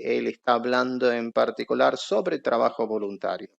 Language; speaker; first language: Spanish; non-native, fluent; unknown